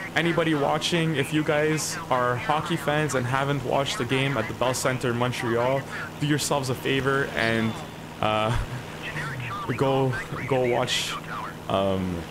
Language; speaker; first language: English; native; English